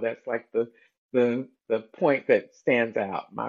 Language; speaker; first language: English; native; English